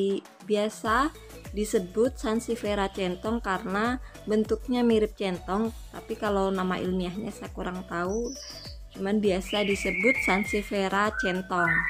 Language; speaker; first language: Indonesian; native; Indonesian